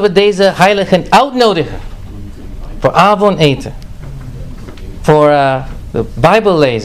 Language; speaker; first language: Dutch; non-native, fluent; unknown